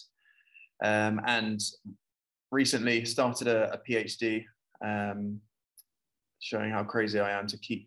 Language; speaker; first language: English; native; English